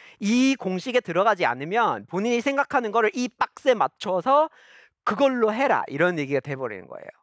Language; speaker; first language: Korean; non-native, fluent; English